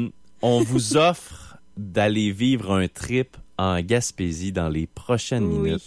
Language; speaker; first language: French; native; French